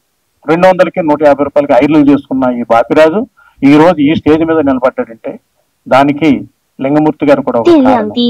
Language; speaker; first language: Telugu; native; Telugu